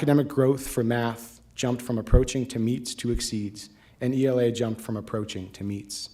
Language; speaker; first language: English; native; English